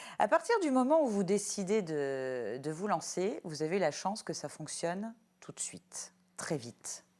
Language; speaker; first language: French; native; French